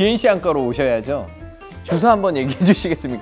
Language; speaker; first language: Korean; native; Korean